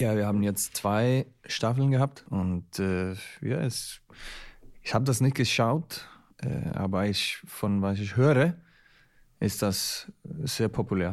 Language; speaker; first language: German; non-native, learner; Icelandic